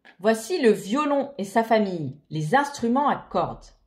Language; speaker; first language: French; native; French